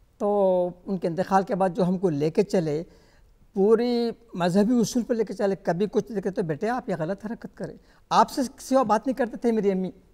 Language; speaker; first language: Urdu; native; Urdu